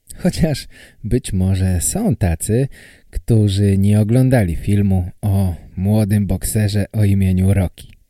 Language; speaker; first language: Polish; native; Polish